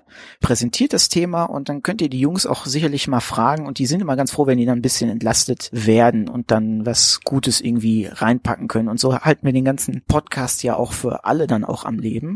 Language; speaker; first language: German; native; German